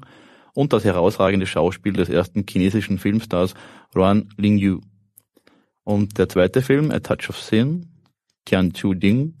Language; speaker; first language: German; native; German